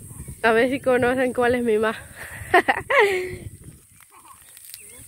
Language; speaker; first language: Spanish; native; Spanish